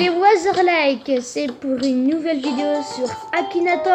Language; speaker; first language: French; native; French